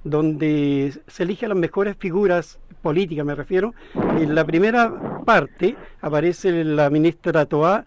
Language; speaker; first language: Spanish; native; Spanish